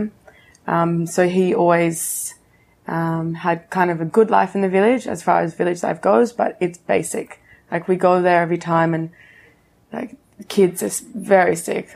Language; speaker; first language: English; native; English